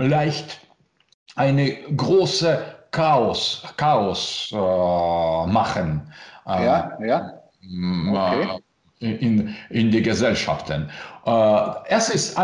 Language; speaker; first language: German; non-native, learner; Russian